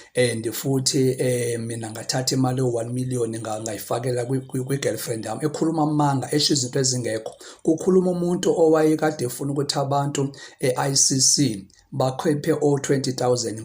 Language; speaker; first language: Zulu; non-native, local second language; Xhosa